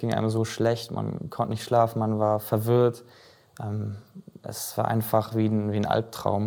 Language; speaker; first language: German; native; German